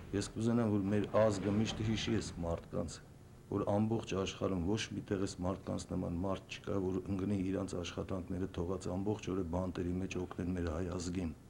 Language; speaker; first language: Armenian; native; Armenian